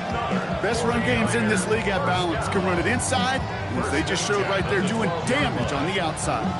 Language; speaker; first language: English; native; English